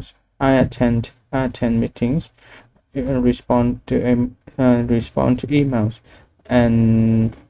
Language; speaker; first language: English; non-native, learner; Vietnamese